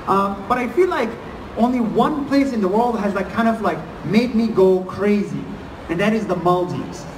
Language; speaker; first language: English; non-native, fluent; Arabic